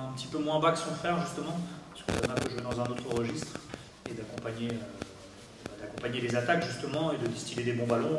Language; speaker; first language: French; native; French